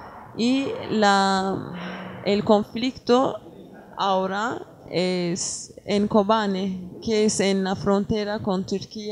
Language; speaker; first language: Spanish; non-native, learner; Kurdish